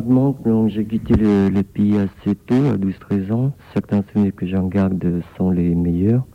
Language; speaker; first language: French; non-native, fluent; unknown